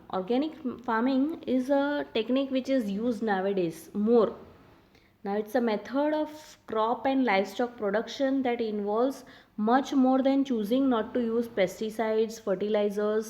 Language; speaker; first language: English; non-native, local second language; Hindi